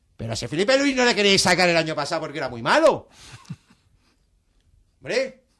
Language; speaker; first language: Spanish; native; Spanish